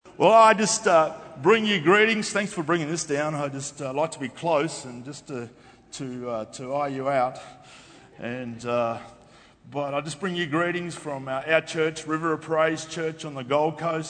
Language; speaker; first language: English; native; English